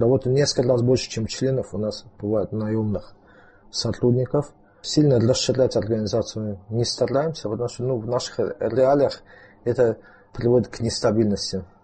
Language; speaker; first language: Russian; non-native, local second language; Azerbaijani